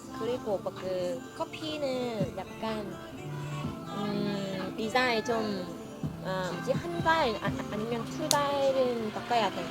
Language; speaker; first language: Korean; non-native, learner; Vietnamese